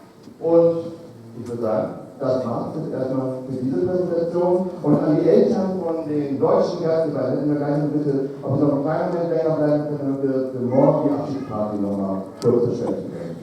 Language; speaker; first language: German; native; German